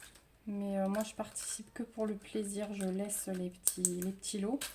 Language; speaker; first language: French; native; French